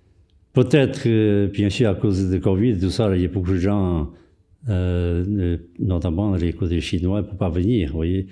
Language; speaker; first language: French; non-native, fluent; Chinese